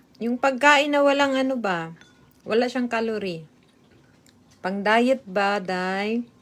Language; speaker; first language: Filipino; non-native, local second language; Cebuano